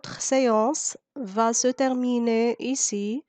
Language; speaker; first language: French; non-native, local second language; Arabic